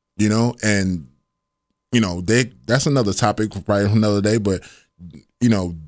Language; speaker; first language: English; native; English